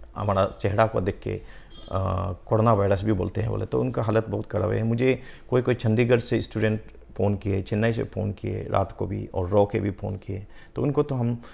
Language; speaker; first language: Hindi; non-native, local second language; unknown